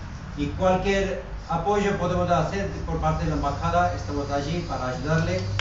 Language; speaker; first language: Spanish; non-native, fluent; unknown